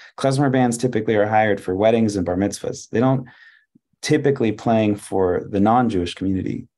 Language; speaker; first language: English; early bilingual, other home language; Hebrew